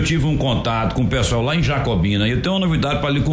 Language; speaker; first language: Portuguese; native; Portuguese